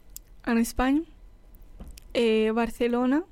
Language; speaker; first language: French; non-native, learner; Spanish